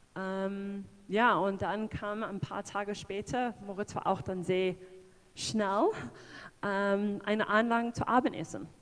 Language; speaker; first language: German; non-native, fluent; English